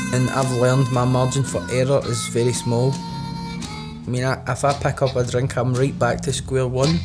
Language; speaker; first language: English; native; English